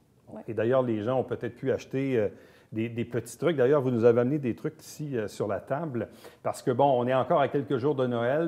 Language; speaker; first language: French; native; French